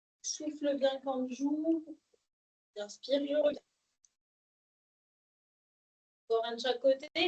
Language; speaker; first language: French; native; French